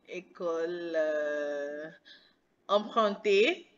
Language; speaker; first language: French; non-native, learner; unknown